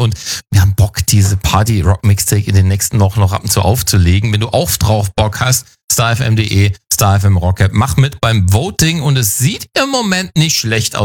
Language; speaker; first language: German; native; German